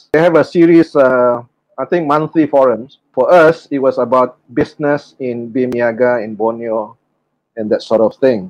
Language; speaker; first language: English; non-native, local second language; Malay